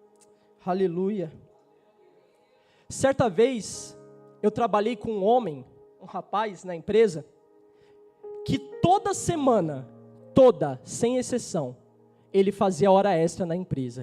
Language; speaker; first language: Portuguese; native; Portuguese